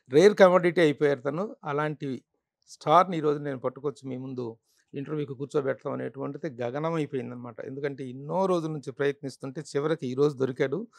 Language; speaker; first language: Telugu; native; Telugu